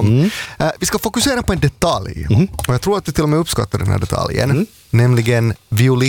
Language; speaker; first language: Swedish; native; Swedish